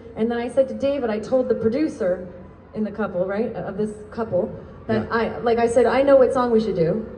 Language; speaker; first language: English; native; English